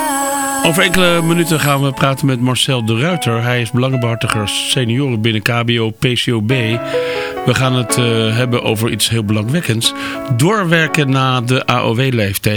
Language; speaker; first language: Dutch; native; Dutch